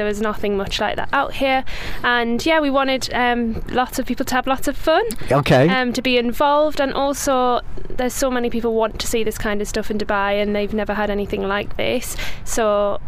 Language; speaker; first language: English; native; English